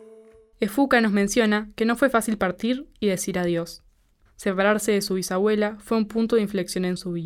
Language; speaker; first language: Spanish; native; Spanish